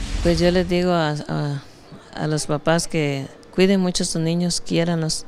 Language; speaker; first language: Spanish; native; Spanish